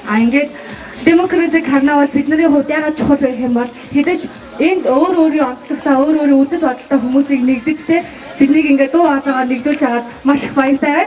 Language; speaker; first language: Mongolian; native; Mongolian